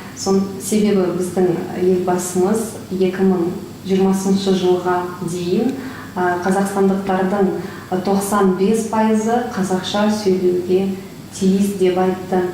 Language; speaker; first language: Kazakh; non-native, local second language; Russian